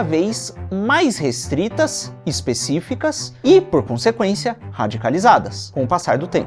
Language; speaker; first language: Portuguese; native; Portuguese